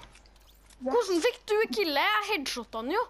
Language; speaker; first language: Norwegian; native; Norwegian